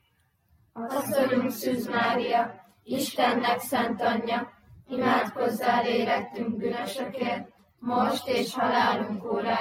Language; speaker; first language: Hungarian; native; Hungarian